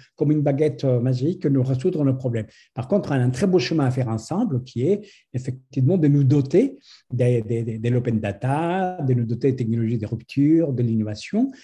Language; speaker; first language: French; non-native, fluent; Spanish